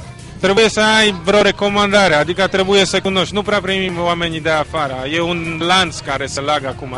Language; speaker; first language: Romanian; non-native, fluent; Polish